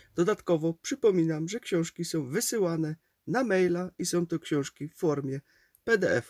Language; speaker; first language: Polish; native; Polish